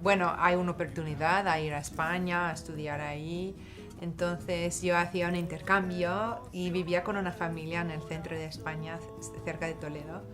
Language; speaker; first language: Spanish; non-native, fluent; English